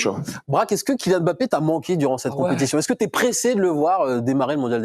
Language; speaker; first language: French; native; French